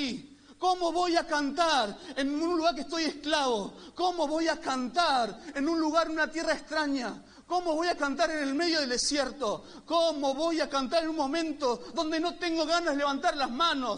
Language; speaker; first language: Spanish; native; Spanish